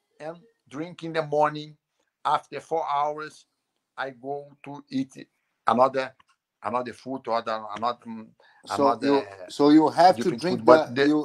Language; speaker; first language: English; non-native, learner; Portuguese